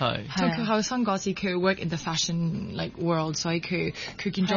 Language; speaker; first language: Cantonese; non-native, local second language; French